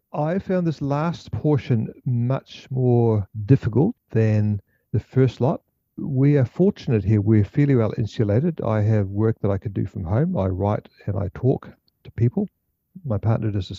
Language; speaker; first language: English; native; English